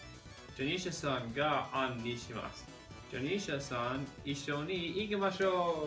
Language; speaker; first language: Japanese; non-native, learner; English